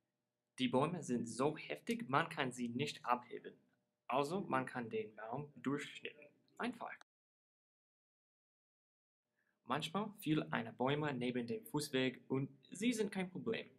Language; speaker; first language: German; non-native, learner; English